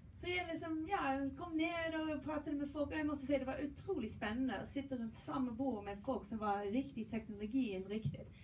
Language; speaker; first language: Swedish; non-native, fluent; English